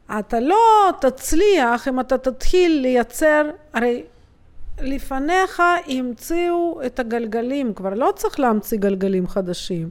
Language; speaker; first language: Hebrew; native; Hebrew